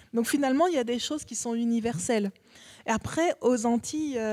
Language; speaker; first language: French; native; French